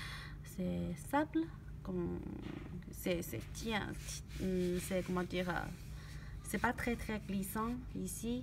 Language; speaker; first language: French; non-native, learner; Chinese